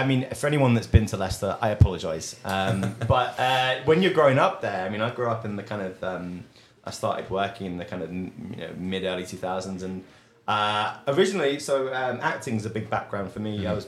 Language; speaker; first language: English; native; English